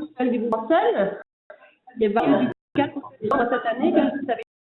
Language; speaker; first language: French; native; French